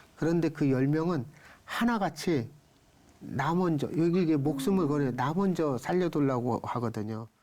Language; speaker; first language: Korean; native; Korean